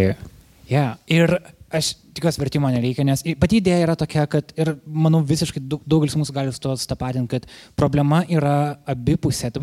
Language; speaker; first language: Lithuanian; native; Lithuanian